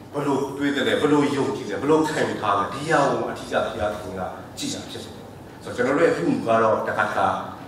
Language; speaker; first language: Burmese; non-native, local second language; S'gaw Karen